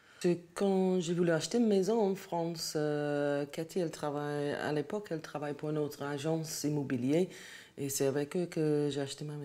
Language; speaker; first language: French; non-native, learner; English